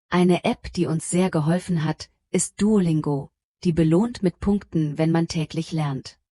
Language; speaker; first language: German; non-native, fluent; Polish